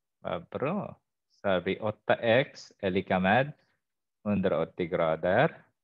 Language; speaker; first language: Swedish; non-native, fluent; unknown